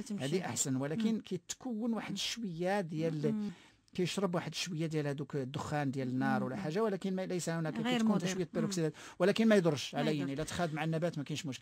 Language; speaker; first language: Arabic; native; Arabic